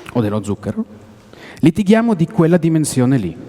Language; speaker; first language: Italian; non-native, fluent; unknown